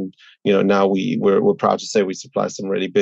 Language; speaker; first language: English; native; English